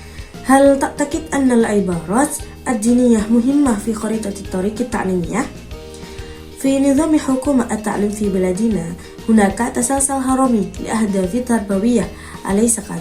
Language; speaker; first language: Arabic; non-native, learner; Indonesian